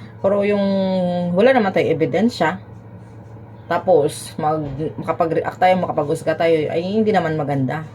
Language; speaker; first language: Filipino; native; Filipino